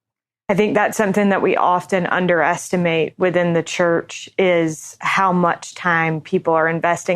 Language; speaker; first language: English; native; English